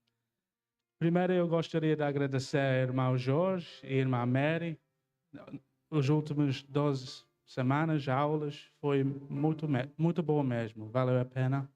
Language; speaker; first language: Portuguese; non-native, fluent; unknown